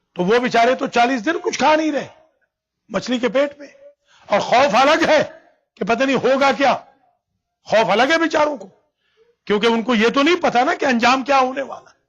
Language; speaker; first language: Urdu; native; Urdu